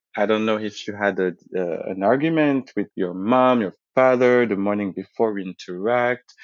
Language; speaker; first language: English; early bilingual, other home language; French